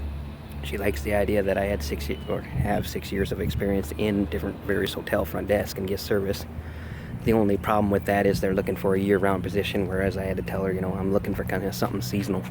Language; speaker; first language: English; native; English